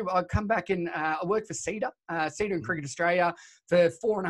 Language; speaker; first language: English; native; English